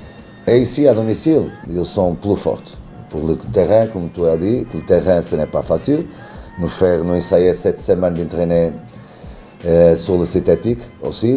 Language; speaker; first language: French; non-native, learner; Spanish